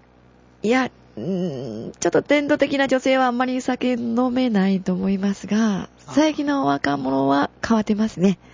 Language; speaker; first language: Japanese; non-native, fluent; Chinese